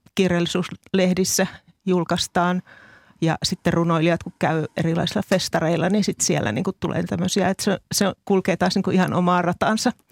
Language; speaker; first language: Finnish; native; Finnish